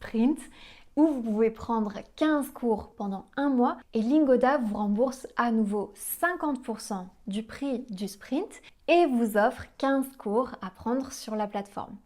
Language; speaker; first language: French; native; French